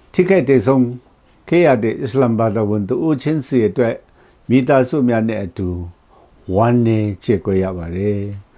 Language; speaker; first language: Burmese; non-native, local second language; Kachin